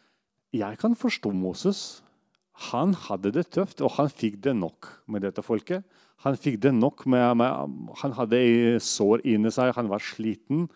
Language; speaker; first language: Norwegian; non-native, fluent; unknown